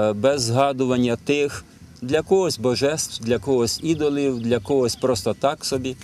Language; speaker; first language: Ukrainian; native; Ukrainian